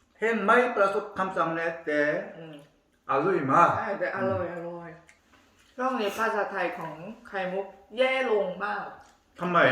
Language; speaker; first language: Thai; non-native, learner; Korean